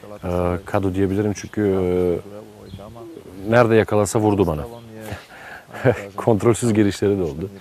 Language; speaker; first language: Turkish; native; Turkish